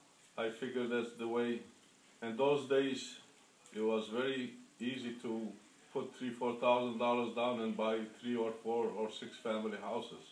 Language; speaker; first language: English; non-native, fluent; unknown